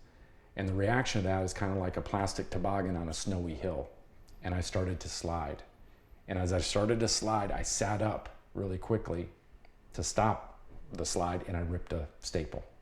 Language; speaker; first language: English; native; English